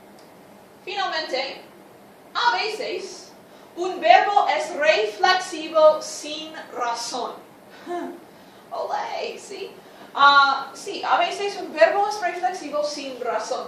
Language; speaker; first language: Spanish; non-native, fluent; English